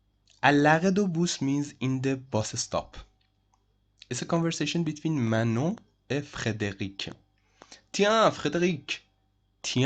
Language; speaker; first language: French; non-native, fluent; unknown